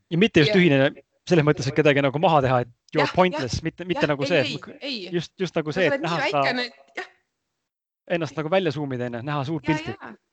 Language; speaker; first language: Estonian; native; Estonian